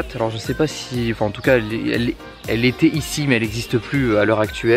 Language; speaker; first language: French; native; French